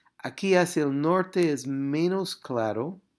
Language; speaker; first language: Spanish; non-native, fluent; English